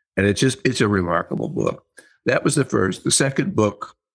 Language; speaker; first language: English; native; English